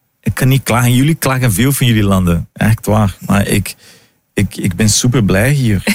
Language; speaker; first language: Dutch; non-native, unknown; Portuguese